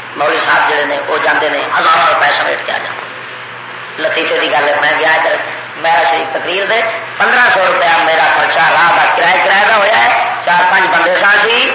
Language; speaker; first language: Urdu; non-native, local second language; Punjabi